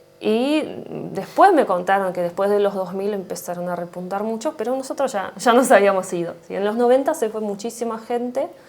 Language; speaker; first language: Spanish; non-native, fluent; Russian